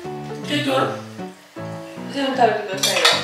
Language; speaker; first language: French; non-native, learner; Japanese